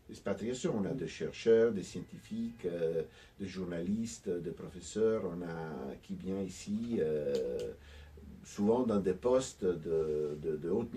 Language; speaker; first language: French; non-native, fluent; Italian